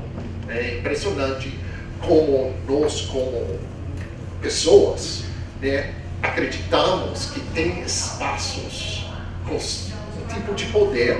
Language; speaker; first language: Portuguese; non-native, fluent; English